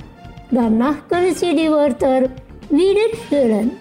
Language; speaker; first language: German; non-native, fluent; Indonesian